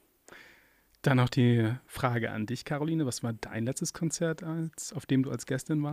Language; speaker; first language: German; native; German